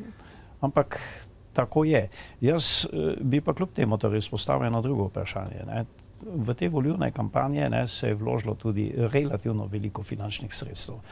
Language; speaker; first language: Slovenian; native; Slovenian